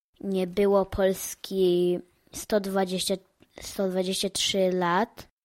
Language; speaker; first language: Polish; early bilingual, heritage; Polish